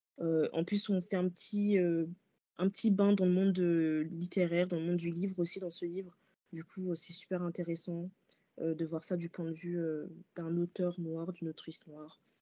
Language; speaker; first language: French; early bilingual, other home language; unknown